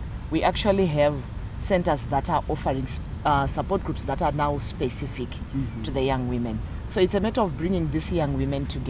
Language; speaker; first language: English; non-native, local second language; Shona